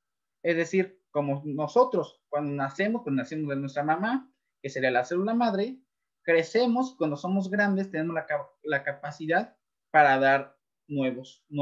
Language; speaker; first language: Spanish; native; Spanish